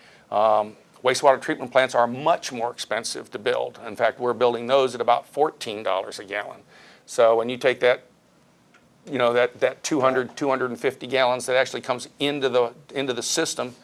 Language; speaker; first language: English; native; English